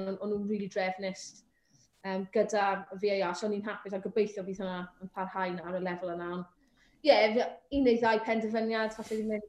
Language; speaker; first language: Welsh; native; Welsh